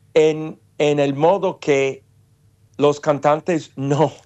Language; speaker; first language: Spanish; non-native, fluent; English